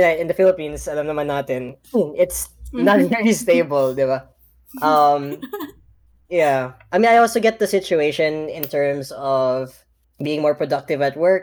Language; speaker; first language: English; non-native, local second language; Filipino